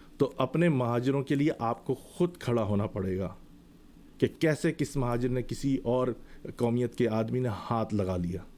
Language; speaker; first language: Urdu; native; Urdu